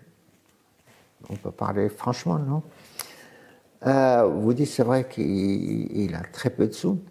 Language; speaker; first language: French; non-native, fluent; Arabic